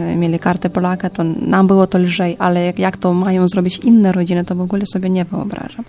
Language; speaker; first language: Polish; non-native, fluent; Ukrainian